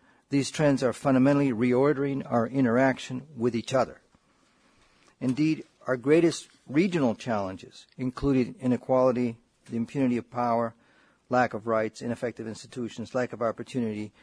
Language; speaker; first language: English; native; English